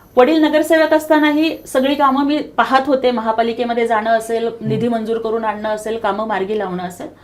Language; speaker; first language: Marathi; non-native, local second language; Telugu